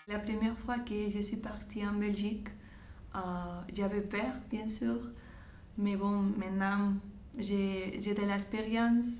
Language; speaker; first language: French; non-native, fluent; Spanish